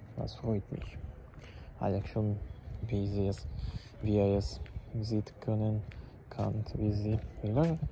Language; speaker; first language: German; non-native, learner; Czech